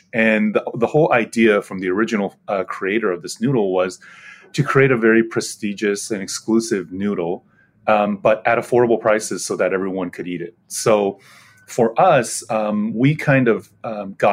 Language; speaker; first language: English; native; English